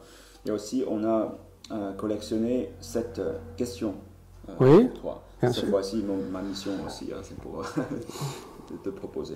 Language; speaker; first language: French; non-native, learner; Chinese